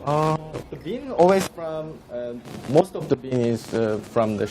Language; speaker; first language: English; non-native, fluent; Korean